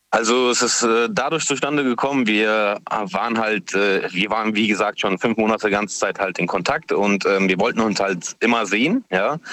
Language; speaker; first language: German; native; German